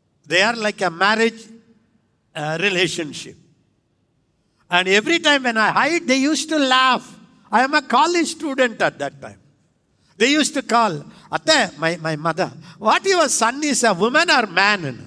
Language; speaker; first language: English; non-native, local second language; Tamil